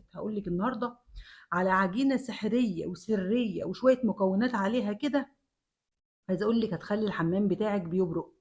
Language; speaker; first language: Arabic; native; Arabic